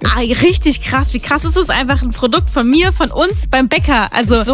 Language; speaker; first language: German; native; German